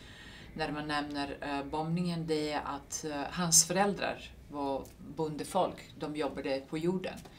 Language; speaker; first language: Swedish; non-native, fluent; Serbian